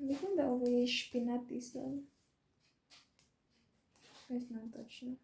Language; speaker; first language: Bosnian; non-native, learner; Filipino